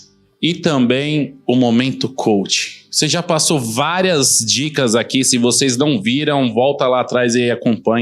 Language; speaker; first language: Portuguese; native; Portuguese